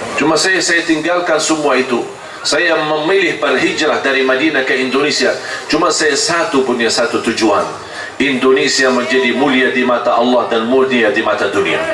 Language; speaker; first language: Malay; non-native, fluent; Arabic